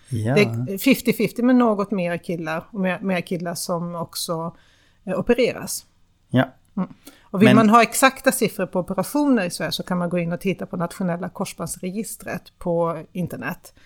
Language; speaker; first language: Swedish; native; Swedish